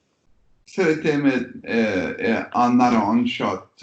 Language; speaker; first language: Hungarian; non-native, learner; French